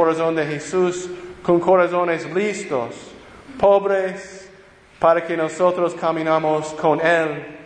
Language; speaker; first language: Spanish; non-native, fluent; English